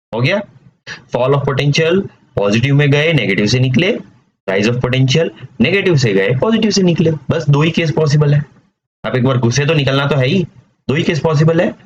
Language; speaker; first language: Hindi; non-native, local second language; Gujarati